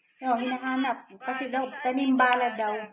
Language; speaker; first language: Filipino; native; Filipino